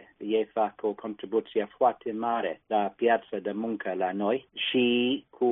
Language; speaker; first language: Romanian; non-native, fluent; English